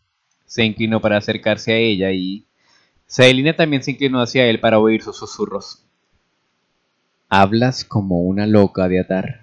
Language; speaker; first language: Spanish; native; Spanish